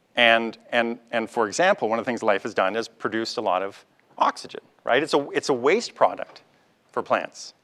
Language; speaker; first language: English; native; English